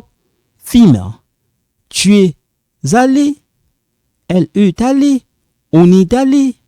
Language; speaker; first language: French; non-native, local second language; Lingala